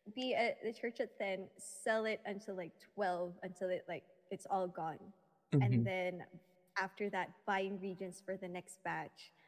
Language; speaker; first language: English; non-native, local second language; Filipino